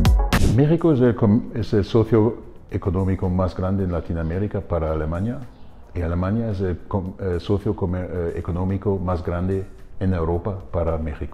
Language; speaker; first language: Spanish; non-native, fluent; German